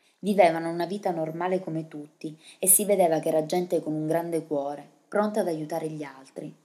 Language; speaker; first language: Italian; early bilingual, other home language; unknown